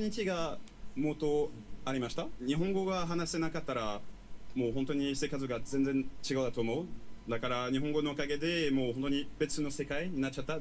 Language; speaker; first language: Japanese; non-native, learner; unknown